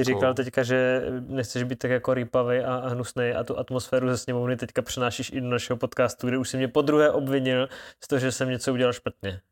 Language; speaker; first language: Czech; native; Czech